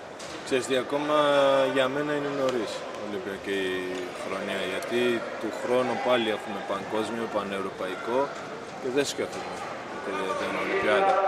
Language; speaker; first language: Greek; non-native, fluent; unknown